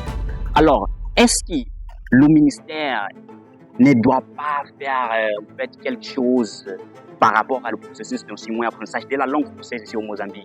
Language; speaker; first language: French; non-native, fluent; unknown